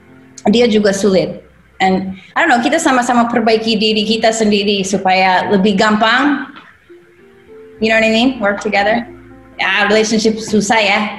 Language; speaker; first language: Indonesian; non-native, fluent; English